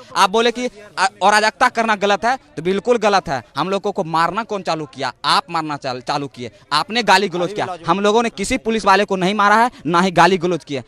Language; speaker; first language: Hindi; native; Hindi